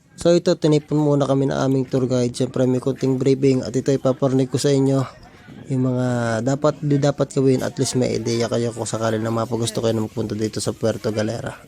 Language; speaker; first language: Filipino; native; Filipino